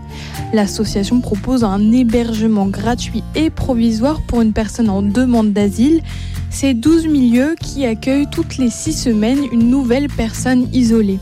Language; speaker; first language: French; native; French